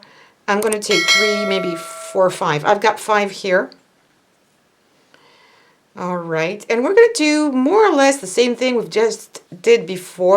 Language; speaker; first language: English; non-native, fluent; French